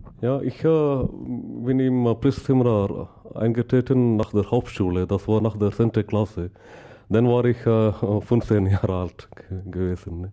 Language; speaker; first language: German; non-native, learner; Malayalam